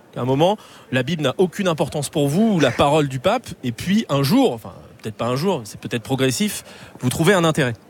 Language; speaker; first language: French; native; French